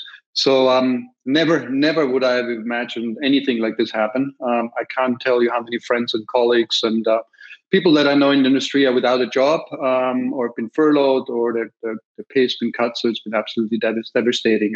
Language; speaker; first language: English; non-native, fluent; German